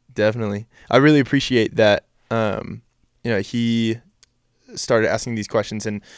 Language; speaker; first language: English; native; English